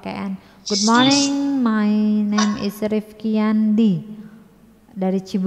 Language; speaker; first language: English; non-native, learner; Indonesian